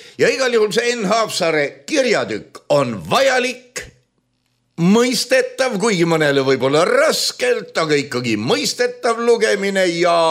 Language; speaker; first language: Estonian; native; Estonian